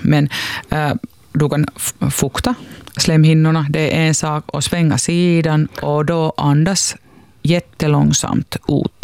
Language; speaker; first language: Swedish; non-native, local second language; Finnish